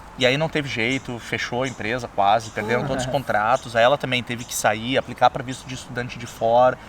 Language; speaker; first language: Portuguese; native; Portuguese